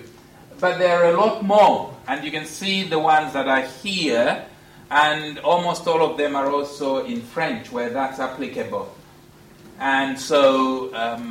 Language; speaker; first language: English; non-native, local second language; Bemba